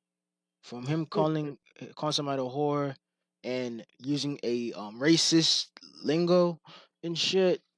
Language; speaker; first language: English; native; English